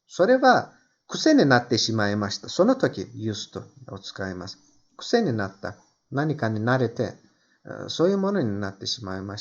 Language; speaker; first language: Japanese; non-native, fluent; Turkish